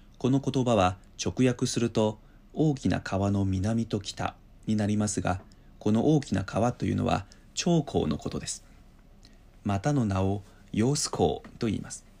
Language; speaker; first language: Japanese; non-native, fluent; Chinese